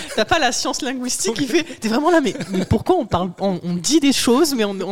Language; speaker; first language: French; native; French